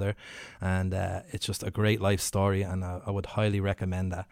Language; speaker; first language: English; native; English